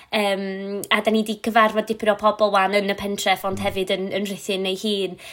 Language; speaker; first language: Welsh; non-native, local second language; English